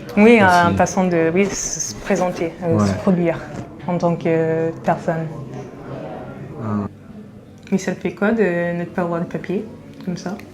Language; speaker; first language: French; non-native, fluent; English